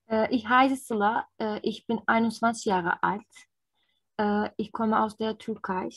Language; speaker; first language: German; non-native, learner; Turkish